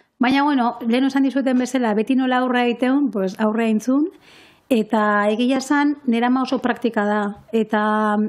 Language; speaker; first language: Basque; native; Basque